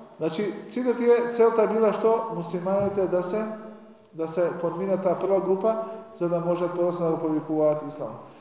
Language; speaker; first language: Macedonian; non-native, local second language; Albanian